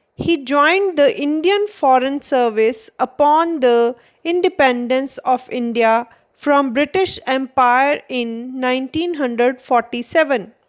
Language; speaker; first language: English; non-native, local second language; Punjabi